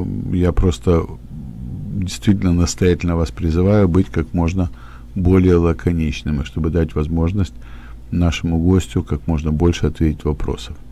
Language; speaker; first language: Russian; native; Russian